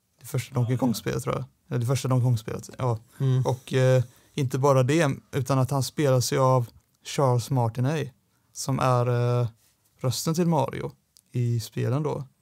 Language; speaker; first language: Swedish; native; Swedish